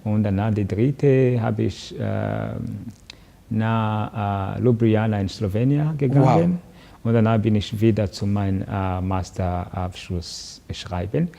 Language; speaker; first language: German; non-native, learner; Kinyarwanda